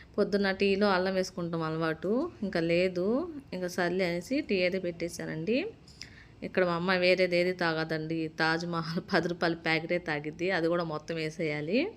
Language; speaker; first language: Telugu; native; Telugu